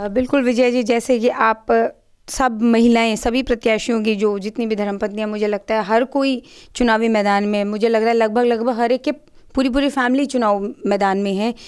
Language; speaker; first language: Hindi; native; Hindi